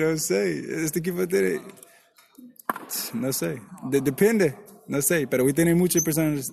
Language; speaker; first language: Spanish; non-native, learner; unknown